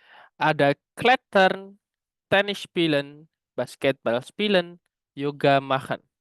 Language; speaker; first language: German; non-native, learner; Indonesian